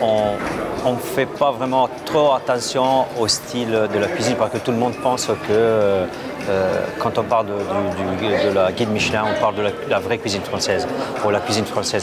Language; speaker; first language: French; non-native, fluent; Italian